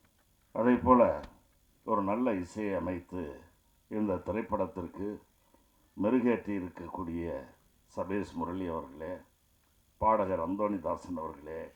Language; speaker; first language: Tamil; native; Tamil